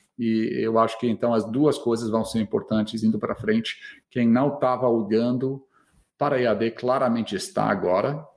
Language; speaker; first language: Portuguese; non-native, fluent; English